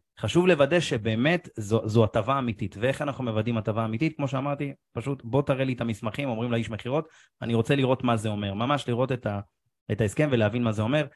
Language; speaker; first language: Hebrew; native; Hebrew